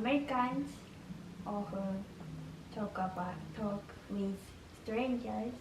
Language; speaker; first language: English; non-native, learner; Japanese